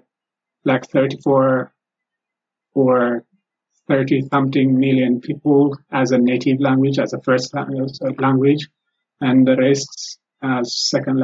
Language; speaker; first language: English; non-native, fluent; Amharic